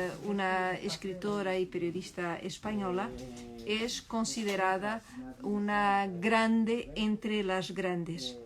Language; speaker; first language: Spanish; non-native, fluent; Portuguese